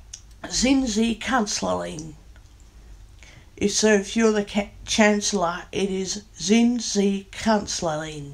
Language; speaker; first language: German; non-native, learner; English